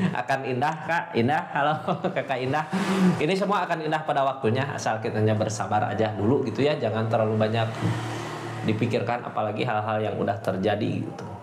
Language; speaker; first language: Indonesian; native; Indonesian